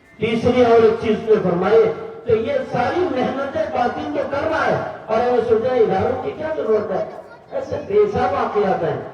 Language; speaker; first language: Urdu; native; Urdu